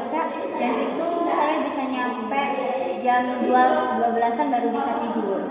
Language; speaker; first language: Indonesian; native; Indonesian